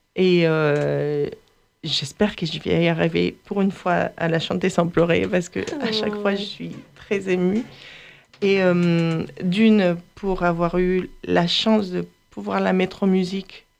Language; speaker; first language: French; non-native, fluent; Spanish